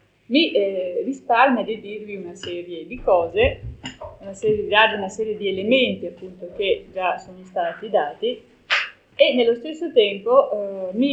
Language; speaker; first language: Italian; native; Italian